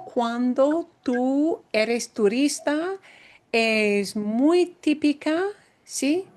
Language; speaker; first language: Spanish; non-native, fluent; English